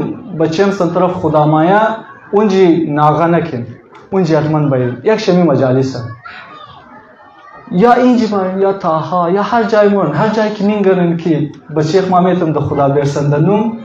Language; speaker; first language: Persian; native; Persian